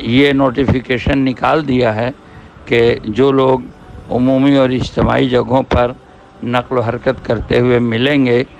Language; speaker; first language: Urdu; native; Urdu